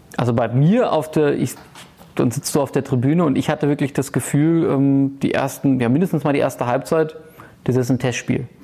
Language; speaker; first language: German; native; German